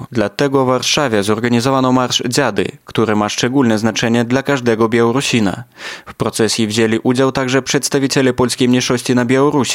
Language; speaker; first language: Polish; native; Polish